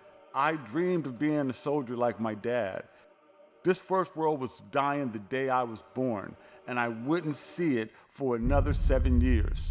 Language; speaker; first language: English; native; English